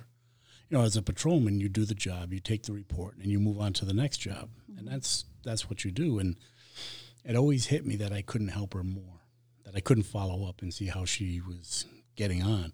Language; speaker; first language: English; native; English